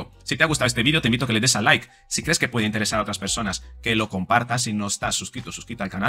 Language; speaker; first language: Spanish; native; Spanish